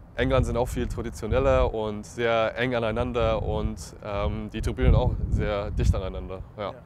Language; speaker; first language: German; non-native, fluent; English